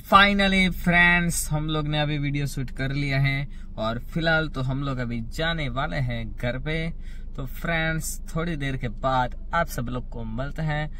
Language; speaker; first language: Hindi; non-native, local second language; Gujarati